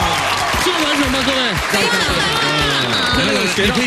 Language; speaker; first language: Chinese; native; Chinese